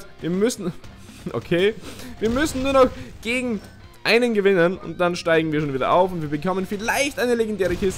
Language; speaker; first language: German; native; German